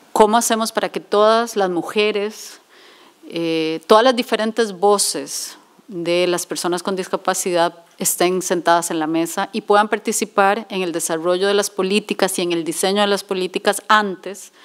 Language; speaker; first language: Spanish; native; Spanish